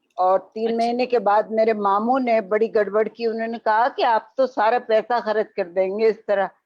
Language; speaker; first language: Urdu; native; Urdu